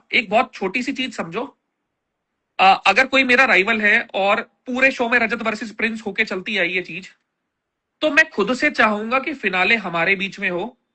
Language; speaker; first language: Hindi; native; Hindi